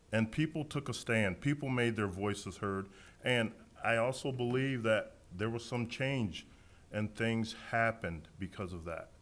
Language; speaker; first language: English; native; English